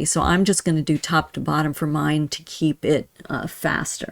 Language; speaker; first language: English; native; English